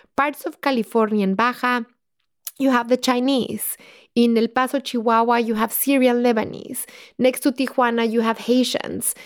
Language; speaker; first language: English; non-native, fluent; Spanish